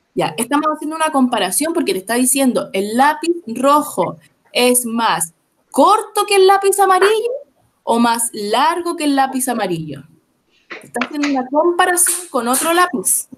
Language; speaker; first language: Spanish; native; Spanish